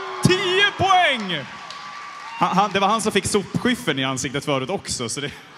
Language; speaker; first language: Swedish; native; Swedish